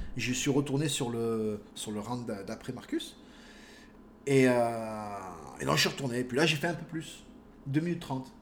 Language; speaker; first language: French; native; French